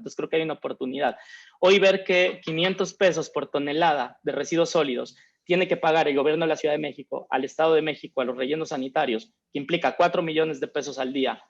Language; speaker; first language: Spanish; native; Spanish